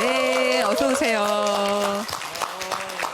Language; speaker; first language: Korean; native; Korean